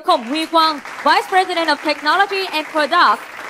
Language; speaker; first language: English; non-native, fluent; Vietnamese